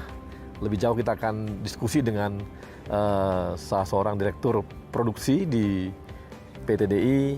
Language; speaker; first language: Indonesian; native; Indonesian